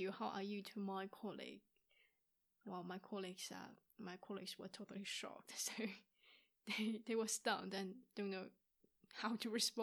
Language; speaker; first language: English; non-native, fluent; Chinese